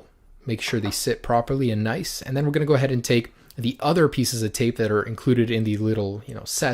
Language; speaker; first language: English; native; English